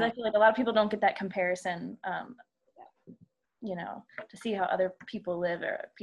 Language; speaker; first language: English; native; English